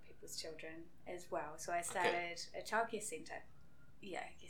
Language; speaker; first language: English; native; English